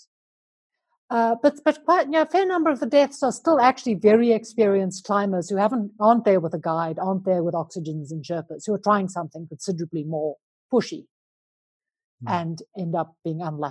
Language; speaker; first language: English; native; English